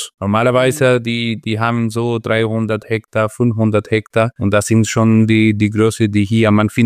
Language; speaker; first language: German; non-native, fluent; Spanish